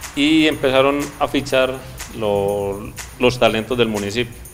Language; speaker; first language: Spanish; native; Spanish